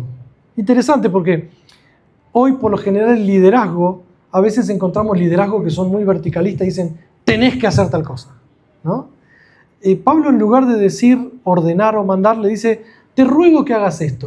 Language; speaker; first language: Spanish; native; Spanish